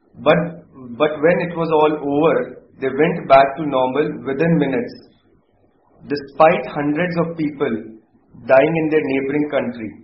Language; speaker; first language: English; non-native, local second language; Urdu